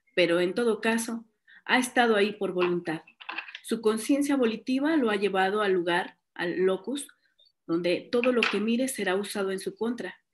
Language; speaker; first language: Spanish; native; Spanish